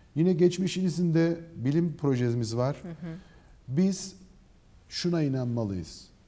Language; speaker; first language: Turkish; native; Turkish